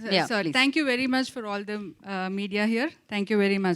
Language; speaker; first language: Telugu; non-native, local second language; Kannada